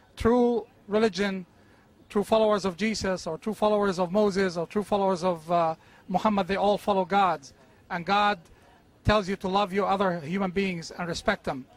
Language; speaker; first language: English; non-native, fluent; Arabic